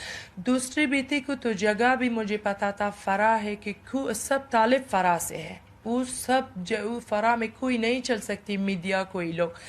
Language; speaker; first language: Hindi; non-native, learner; Persian